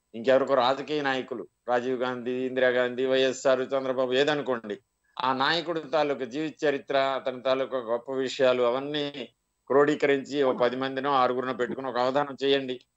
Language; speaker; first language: Telugu; native; Telugu